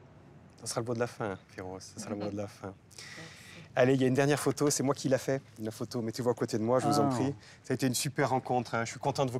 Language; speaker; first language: French; native; French